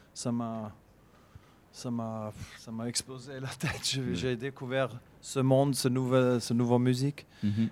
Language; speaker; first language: French; native; French